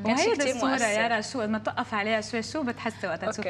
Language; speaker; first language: Arabic; native; Arabic